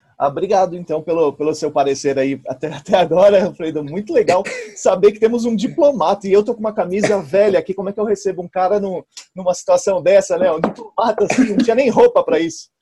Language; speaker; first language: Portuguese; native; Portuguese